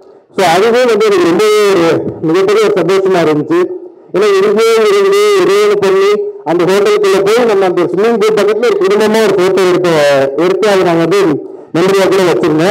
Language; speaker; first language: Tamil; native; Tamil